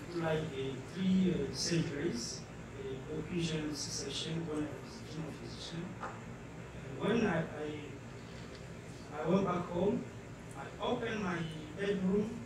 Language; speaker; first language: English; non-native, fluent; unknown